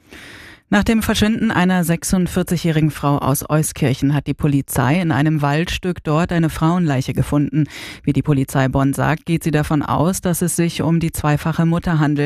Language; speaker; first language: German; native; German